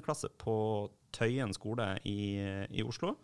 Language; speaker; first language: Norwegian; native; Norwegian